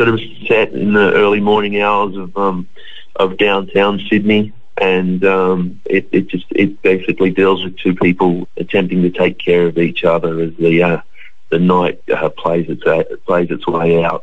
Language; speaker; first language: English; native; English